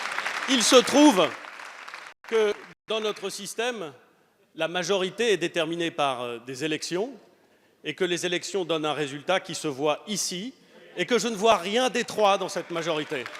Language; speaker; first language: French; native; French